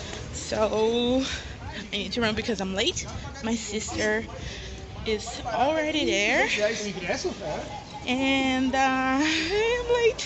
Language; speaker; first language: English; non-native, learner; Portuguese